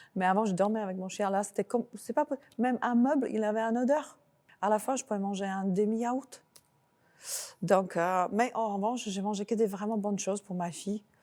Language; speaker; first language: French; non-native, fluent; Slovak